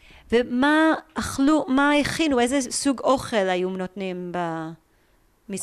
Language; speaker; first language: Hebrew; native; Hebrew